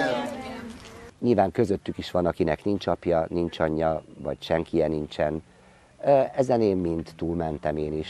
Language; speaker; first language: Hungarian; native; Hungarian